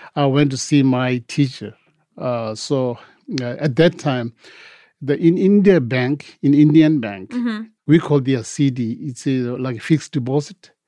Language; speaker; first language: English; non-native, local second language; Tibetan